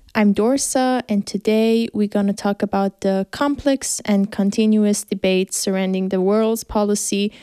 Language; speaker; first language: English; non-native, fluent; Persian